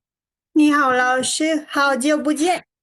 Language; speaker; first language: Chinese; non-native, learner; Romanian